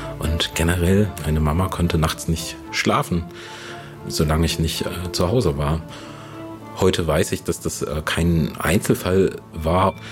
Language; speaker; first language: German; native; German